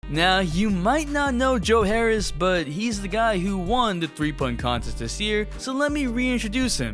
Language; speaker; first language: English; native; English